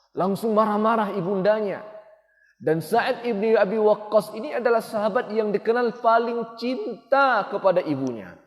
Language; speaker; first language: Malay; native; Malay